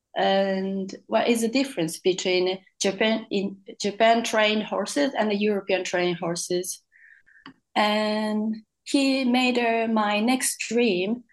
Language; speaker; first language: English; non-native, fluent; Japanese